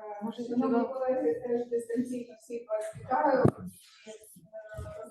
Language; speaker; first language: Ukrainian; native; Ukrainian